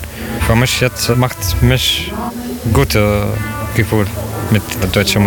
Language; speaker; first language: German; non-native, learner; Arabic